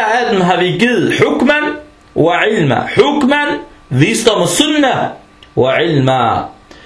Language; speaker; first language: Danish; early bilingual, other home language; Arabic